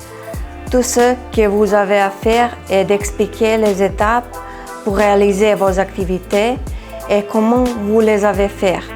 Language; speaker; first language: French; non-native, fluent; Serbian